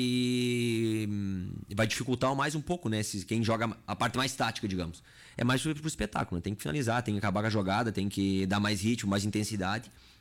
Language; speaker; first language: Portuguese; native; Portuguese